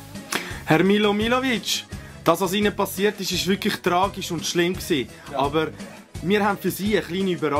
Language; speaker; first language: German; native; German